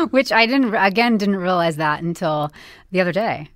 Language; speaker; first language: English; native; English